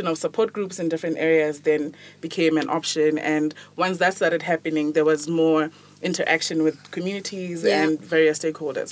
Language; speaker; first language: English; non-native, local second language; Tswana